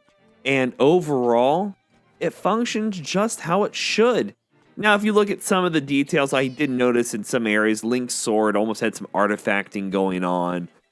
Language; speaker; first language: English; native; English